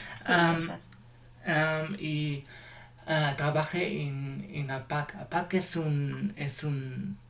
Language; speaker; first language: Spanish; non-native, learner; German